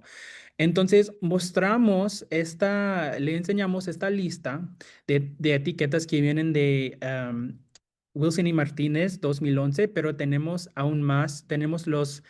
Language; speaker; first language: Spanish; non-native, fluent; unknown